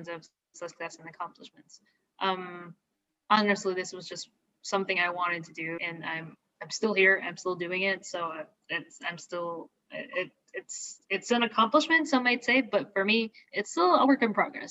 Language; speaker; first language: English; non-native, local second language; Filipino